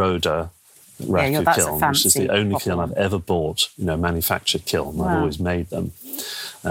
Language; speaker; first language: English; native; English